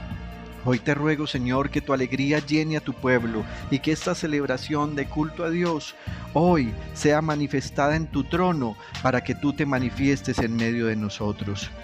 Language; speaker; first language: Spanish; native; Spanish